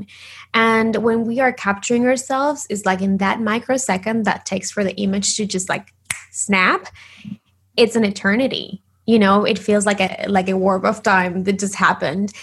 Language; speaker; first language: English; non-native, fluent; Spanish